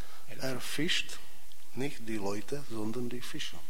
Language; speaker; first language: German; non-native, fluent; Czech